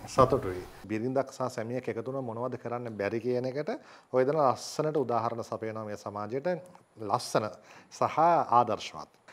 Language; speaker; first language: Sinhala; native; Sinhala